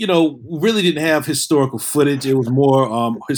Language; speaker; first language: English; native; English